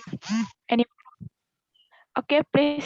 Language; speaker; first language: English; non-native, learner; Indonesian